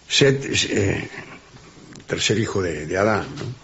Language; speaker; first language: Spanish; native; Spanish